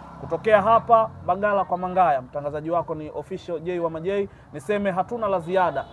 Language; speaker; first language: Swahili; native; Swahili